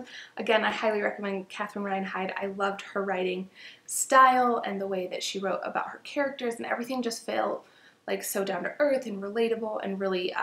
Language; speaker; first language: English; native; English